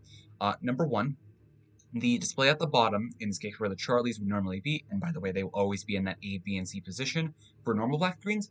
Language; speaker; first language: English; native; English